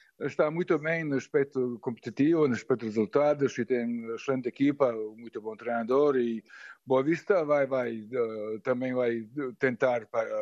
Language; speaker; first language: Portuguese; non-native, fluent; Serbian